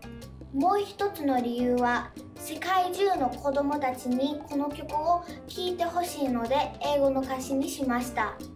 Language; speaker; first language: Japanese; early bilingual, other home language; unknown